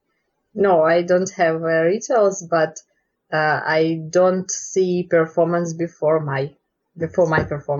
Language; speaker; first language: English; non-native, learner; Russian